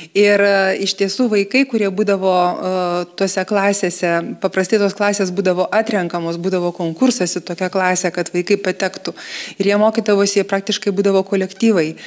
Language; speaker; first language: Lithuanian; native; Lithuanian